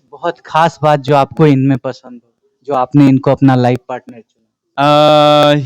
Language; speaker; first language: Hindi; native; Hindi